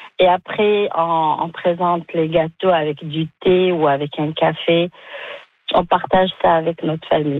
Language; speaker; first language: French; non-native, local second language; Arabic